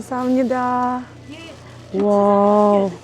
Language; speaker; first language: Korean; non-native, learner; Russian